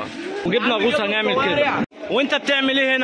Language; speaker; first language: Arabic; native; Arabic